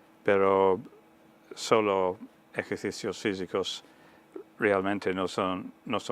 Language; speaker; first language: Spanish; non-native, fluent; English